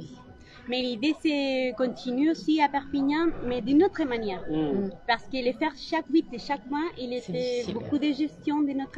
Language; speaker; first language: French; non-native, local second language; Spanish